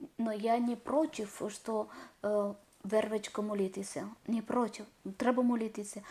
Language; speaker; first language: Ukrainian; non-native, learner; Malayalam